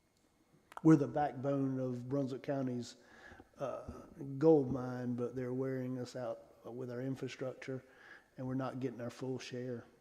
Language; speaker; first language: English; native; English